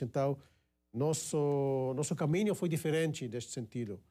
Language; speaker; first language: Portuguese; non-native, fluent; Hebrew